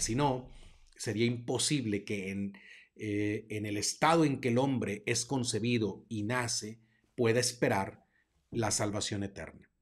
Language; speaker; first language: Spanish; native; Spanish